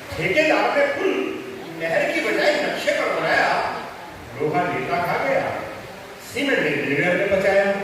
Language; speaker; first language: Hindi; non-native, local second language; Punjabi